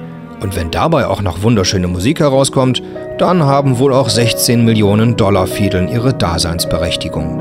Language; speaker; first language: German; native; German